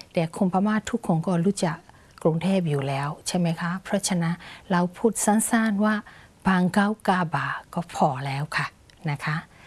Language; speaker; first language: Thai; native; Thai